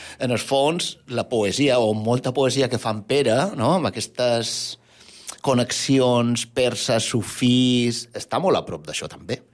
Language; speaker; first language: Catalan; native; Catalan